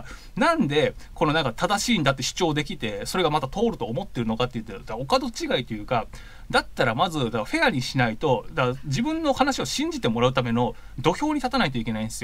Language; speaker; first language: Japanese; native; Japanese